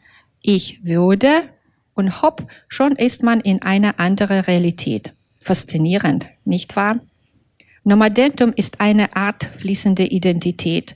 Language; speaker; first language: German; non-native, fluent; Russian